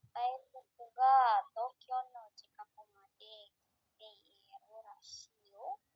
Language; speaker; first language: Japanese; non-native, learner; Indonesian